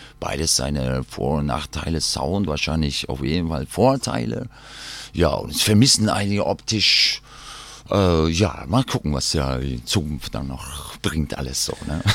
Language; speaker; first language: German; non-native, fluent; English